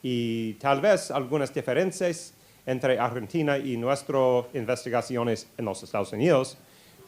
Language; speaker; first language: Spanish; non-native, learner; English